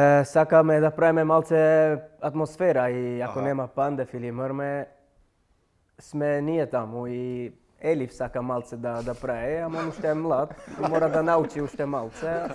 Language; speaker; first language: Macedonian; non-native, learner; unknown